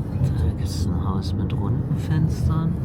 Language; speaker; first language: German; early bilingual, other home language; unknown